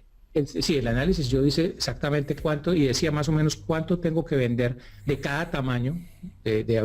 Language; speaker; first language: Spanish; native; Spanish